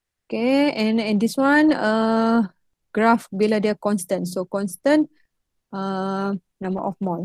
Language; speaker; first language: English; non-native, local second language; Malay